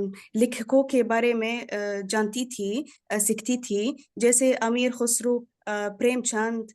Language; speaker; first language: Hindi; non-native, fluent; Arabic